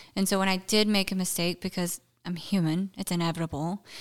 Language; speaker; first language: English; native; English